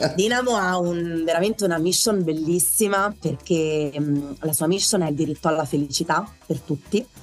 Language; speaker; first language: Italian; native; Italian